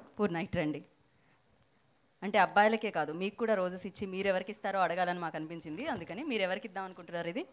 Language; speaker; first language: Telugu; native; Telugu